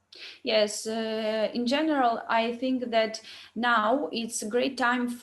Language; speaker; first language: English; non-native, learner; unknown